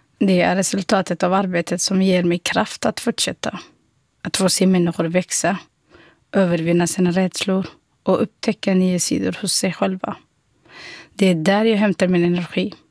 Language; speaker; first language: Swedish; non-native, fluent; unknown